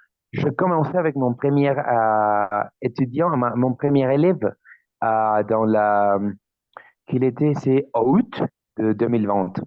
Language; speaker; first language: French; non-native, learner; Spanish